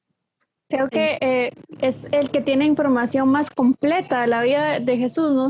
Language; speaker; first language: Spanish; native; Spanish